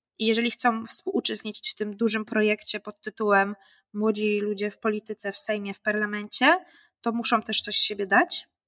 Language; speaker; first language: Polish; native; Polish